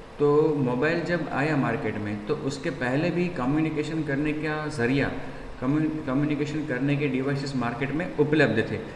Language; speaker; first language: Hindi; non-native, local second language; Gujarati